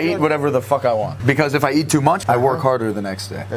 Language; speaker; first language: English; native; English